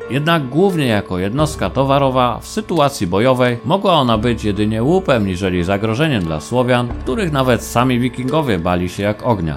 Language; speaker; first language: Polish; native; Polish